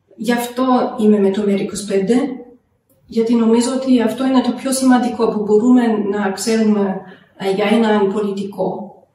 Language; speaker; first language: Greek; non-native, fluent; German